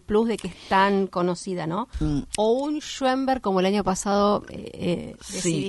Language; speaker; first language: Spanish; native; Spanish